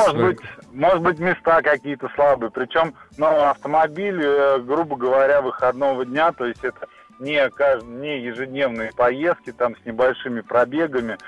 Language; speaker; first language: Russian; native; Russian